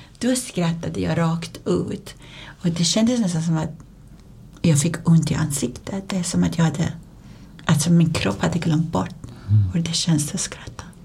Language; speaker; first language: Swedish; non-native, fluent; Persian